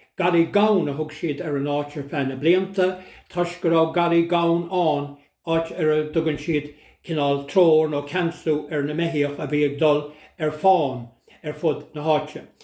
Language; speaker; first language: Irish; native; Irish